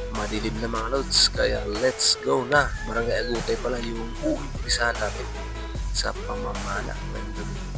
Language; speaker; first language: Filipino; non-native, local second language; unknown